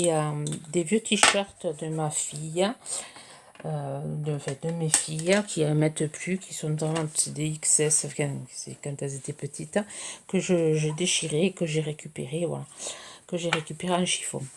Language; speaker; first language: French; native; French